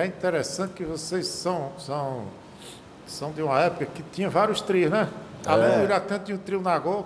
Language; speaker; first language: Portuguese; native; Portuguese